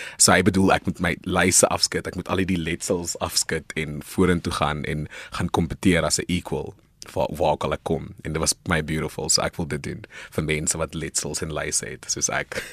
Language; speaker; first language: Afrikaans; non-native, local second language; Northern Sotho